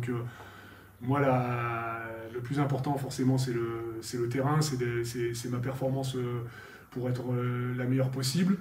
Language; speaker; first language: French; native; French